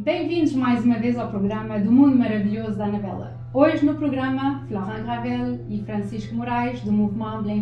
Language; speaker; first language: Portuguese; early bilingual, heritage; Portuguese